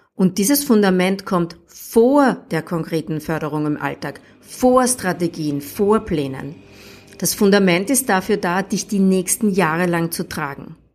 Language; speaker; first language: German; native; German